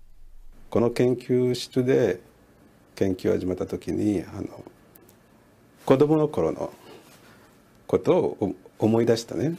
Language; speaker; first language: Japanese; non-native, learner; French